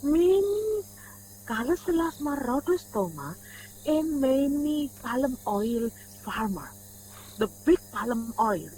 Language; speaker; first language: English; non-native, learner; Indonesian